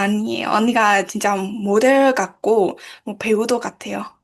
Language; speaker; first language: Korean; non-native, learner; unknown